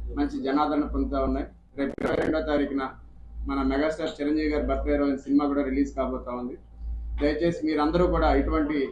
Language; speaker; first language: Telugu; native; Telugu